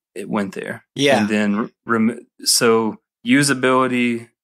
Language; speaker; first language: English; native; English